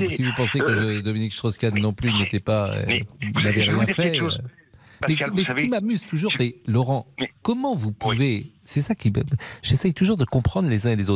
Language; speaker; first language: French; native; French